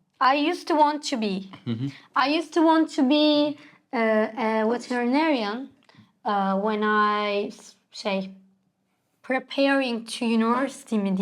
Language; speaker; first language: English; non-native, learner; Turkish